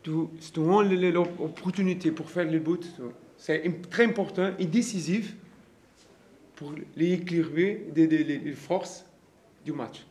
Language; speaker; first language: French; non-native, learner; Portuguese